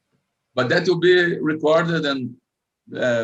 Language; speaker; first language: English; non-native, fluent; Portuguese